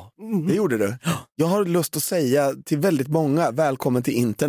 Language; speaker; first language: Swedish; native; Swedish